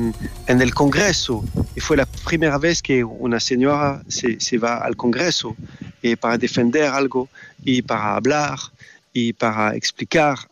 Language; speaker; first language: Spanish; non-native, learner; French